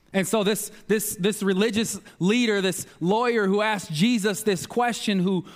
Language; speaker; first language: English; native; English